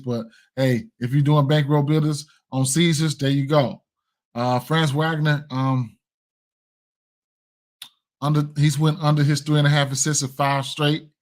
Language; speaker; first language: English; native; English